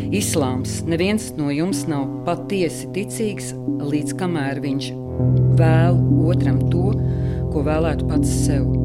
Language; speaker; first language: Latvian; native; Latvian